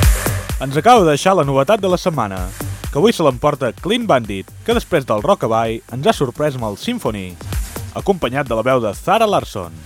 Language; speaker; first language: Catalan; native; Catalan